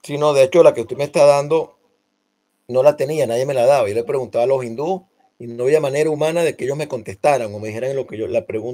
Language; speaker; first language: Spanish; native; Spanish